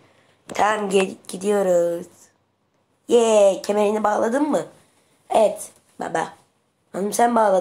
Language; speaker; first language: Turkish; native; Turkish